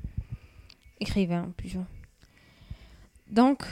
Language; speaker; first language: French; non-native, learner; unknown